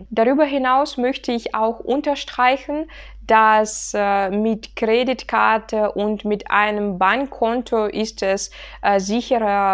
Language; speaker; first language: German; non-native, fluent; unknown